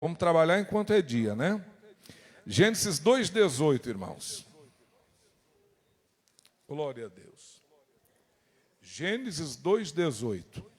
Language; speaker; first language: Portuguese; native; Portuguese